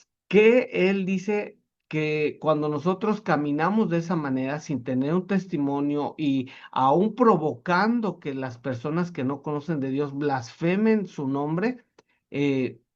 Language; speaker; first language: Spanish; native; Spanish